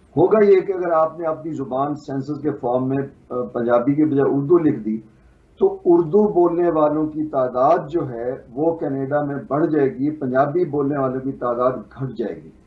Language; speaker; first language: Urdu; non-native, local second language; Punjabi